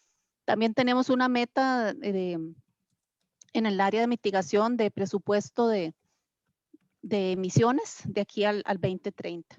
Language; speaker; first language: Spanish; native; Spanish